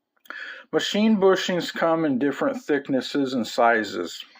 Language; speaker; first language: English; native; English